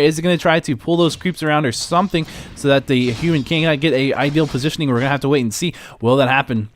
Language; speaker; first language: English; native; English